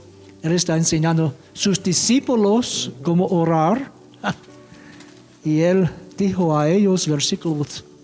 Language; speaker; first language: Spanish; non-native, fluent; English